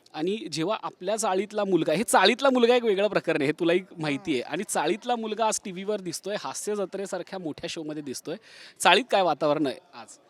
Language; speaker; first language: Marathi; native; Marathi